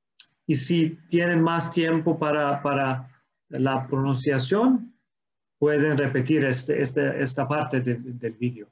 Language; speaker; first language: Spanish; non-native, fluent; English